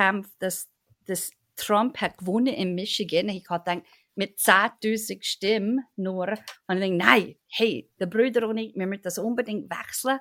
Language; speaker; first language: German; non-native, fluent; English